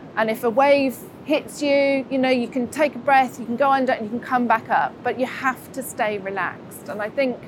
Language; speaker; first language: English; native; English